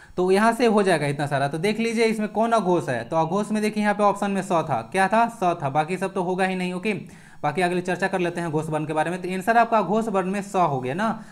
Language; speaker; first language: Hindi; native; Hindi